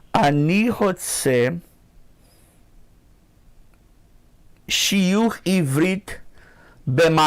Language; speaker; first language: Hebrew; non-native, learner; Portuguese